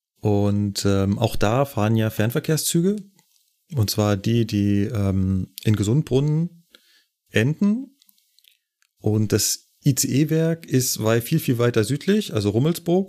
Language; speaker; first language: German; native; German